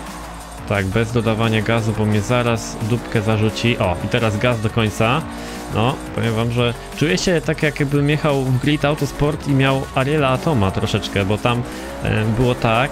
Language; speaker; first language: Polish; native; Polish